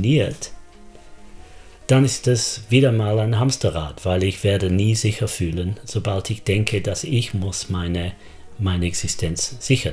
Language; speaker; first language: German; non-native, fluent; English